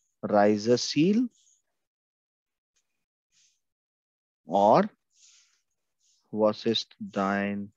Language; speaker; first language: German; non-native, fluent; Hindi